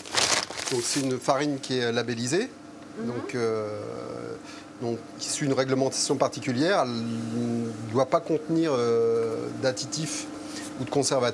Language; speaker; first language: French; native; French